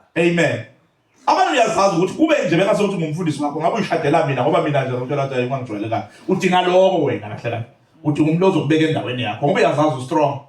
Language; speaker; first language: Zulu; native; Zulu